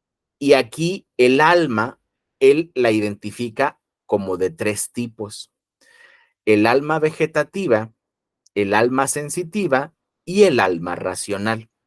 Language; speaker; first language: Spanish; native; Spanish